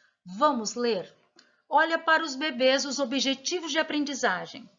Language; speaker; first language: Portuguese; native; Portuguese